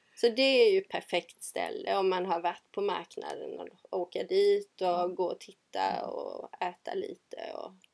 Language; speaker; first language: Swedish; native; Swedish